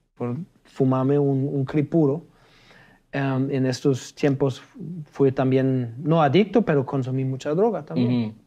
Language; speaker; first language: Spanish; non-native, fluent; German